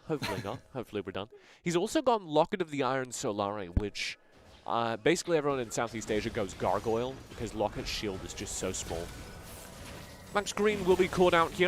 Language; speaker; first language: English; native; English